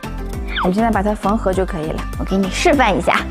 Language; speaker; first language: Chinese; native; Chinese